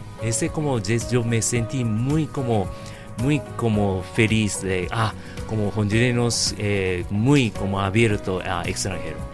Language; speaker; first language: Spanish; non-native, learner; Japanese